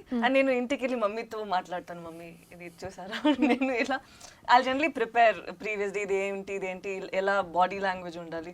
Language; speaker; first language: Telugu; non-native, local second language; Tamil